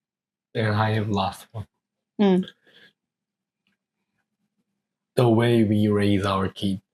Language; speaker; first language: English; non-native, learner; Korean